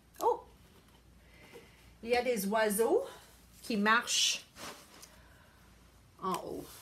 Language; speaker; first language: French; non-native, learner; English